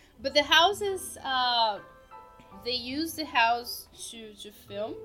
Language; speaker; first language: English; non-native, fluent; Portuguese